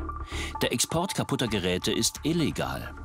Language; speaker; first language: German; native; German